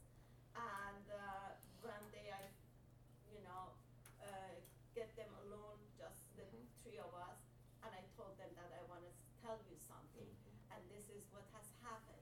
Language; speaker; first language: English; non-native, fluent; Persian